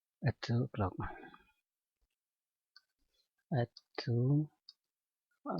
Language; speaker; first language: English; non-native, fluent; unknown